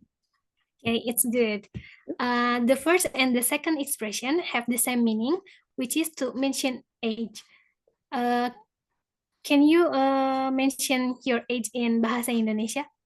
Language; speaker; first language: English; non-native, fluent; Indonesian